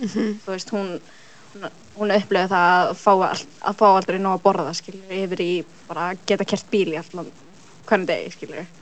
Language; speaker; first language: Icelandic; early bilingual, other home language; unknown